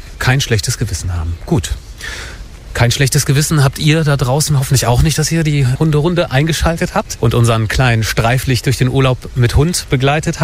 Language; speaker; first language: German; native; German